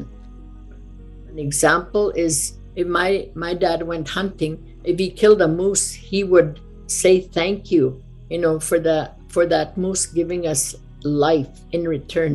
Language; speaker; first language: English; non-native, fluent; Cree